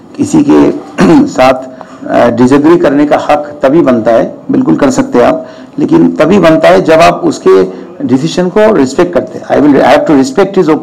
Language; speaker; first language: Hindi; non-native, local second language; Bangla